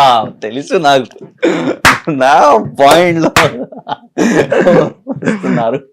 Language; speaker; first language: Telugu; non-native, learner; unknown